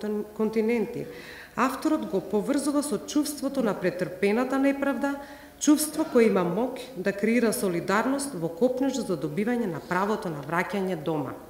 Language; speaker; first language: Macedonian; native; Macedonian